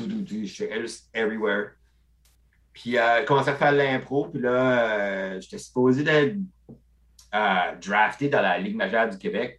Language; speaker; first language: French; non-native, local second language; English